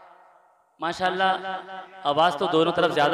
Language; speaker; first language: Hindi; native; Hindi